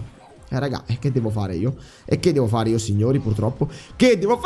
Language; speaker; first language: Italian; native; Italian